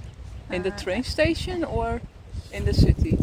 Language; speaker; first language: English; non-native, fluent; Dutch